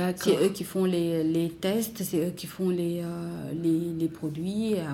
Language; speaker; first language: French; non-native, local second language; Wolof